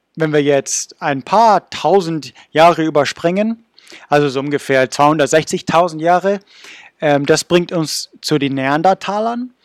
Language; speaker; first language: German; non-native, fluent; English